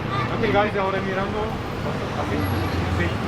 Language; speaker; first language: Spanish; non-native, learner; English